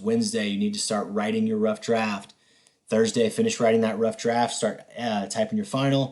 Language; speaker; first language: English; native; English